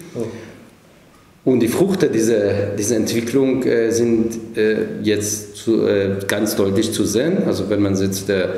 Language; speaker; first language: German; non-native, fluent; Hebrew